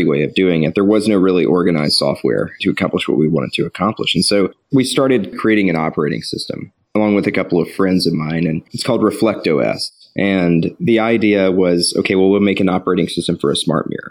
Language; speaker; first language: English; native; English